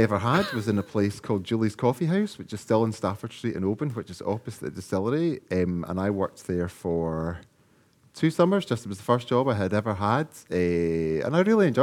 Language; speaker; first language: English; native; English